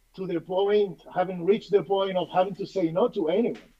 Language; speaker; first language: English; non-native, fluent; Spanish